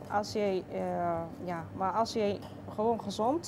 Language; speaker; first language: Dutch; non-native, learner; Somali